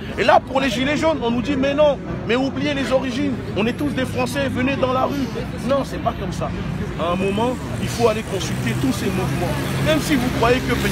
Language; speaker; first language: French; native; French